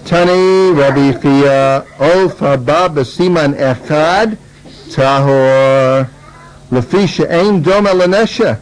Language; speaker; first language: Hebrew; non-native, fluent; English